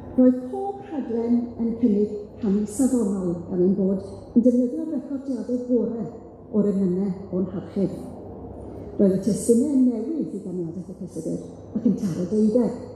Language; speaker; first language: Welsh; native; Welsh